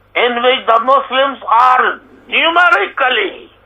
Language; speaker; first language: English; non-native, local second language; Urdu